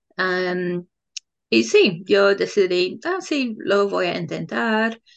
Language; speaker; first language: Spanish; non-native, learner; English